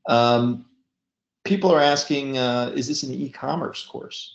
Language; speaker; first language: English; native; English